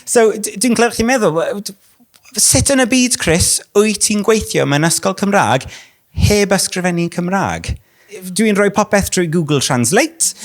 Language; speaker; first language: Welsh; non-native, local second language; English